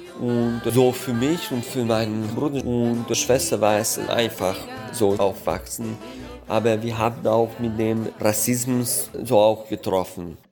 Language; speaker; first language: German; non-native, fluent; Hungarian